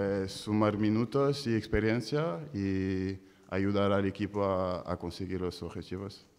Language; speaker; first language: Spanish; non-native, fluent; French